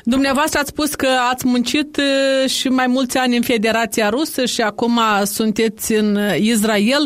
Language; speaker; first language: Romanian; native; Romanian